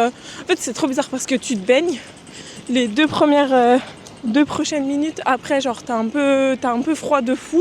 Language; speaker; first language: French; native; French